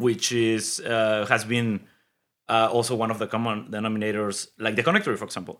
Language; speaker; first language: English; non-native, fluent; Spanish